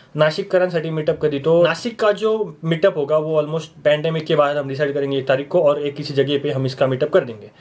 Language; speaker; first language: Hindi; non-native, local second language; Marathi